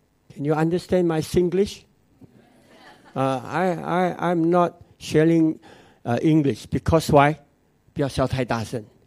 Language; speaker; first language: English; non-native, local second language; Min Nan Chinese